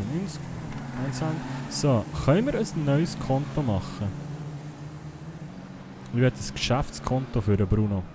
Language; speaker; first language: German; native; German